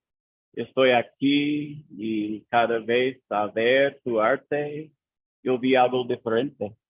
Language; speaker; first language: Spanish; non-native, learner; English